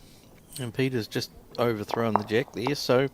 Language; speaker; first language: English; native; English